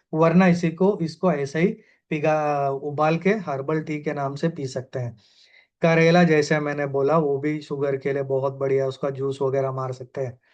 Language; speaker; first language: Hindi; non-native, local second language; Malayalam